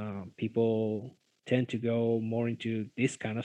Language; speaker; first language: English; non-native, fluent; Spanish